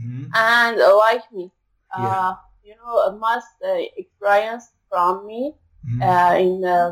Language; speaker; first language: English; non-native, learner; Persian